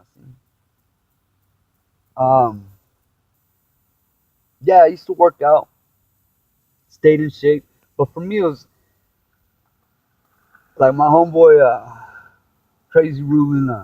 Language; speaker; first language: English; native; English